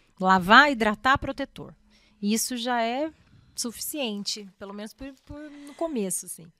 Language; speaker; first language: Portuguese; native; Portuguese